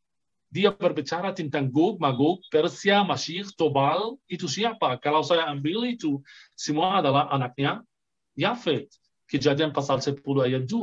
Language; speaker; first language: Indonesian; non-native, fluent; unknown